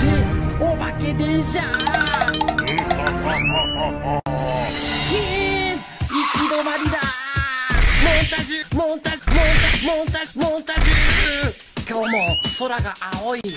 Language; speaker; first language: Japanese; native; Japanese